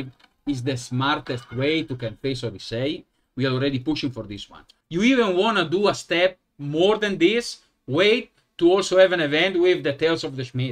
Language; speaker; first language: English; non-native, fluent; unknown